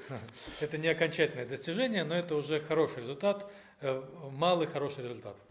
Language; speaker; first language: Russian; native; Russian